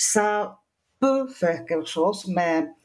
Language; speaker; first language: French; non-native, fluent; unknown